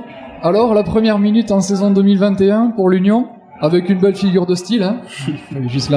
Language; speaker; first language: French; native; French